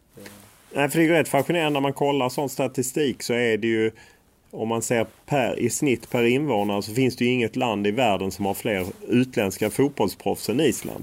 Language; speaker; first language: Swedish; native; Swedish